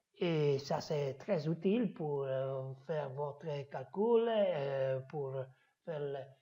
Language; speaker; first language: French; non-native, fluent; Italian